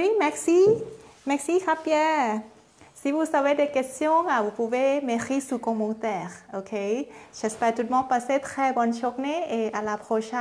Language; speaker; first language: French; non-native, learner; Thai